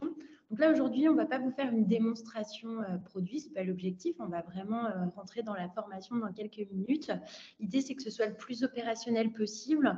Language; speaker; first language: French; native; French